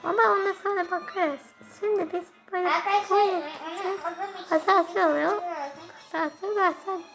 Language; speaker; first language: Turkish; early bilingual, heritage; Turkish